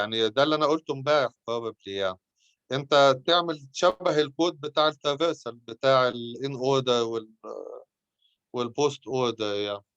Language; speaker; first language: Arabic; native; Arabic